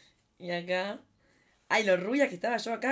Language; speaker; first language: Spanish; native; Spanish